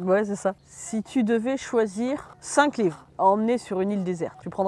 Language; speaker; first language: French; native; French